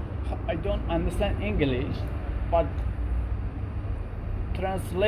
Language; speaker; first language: English; non-native, learner; Persian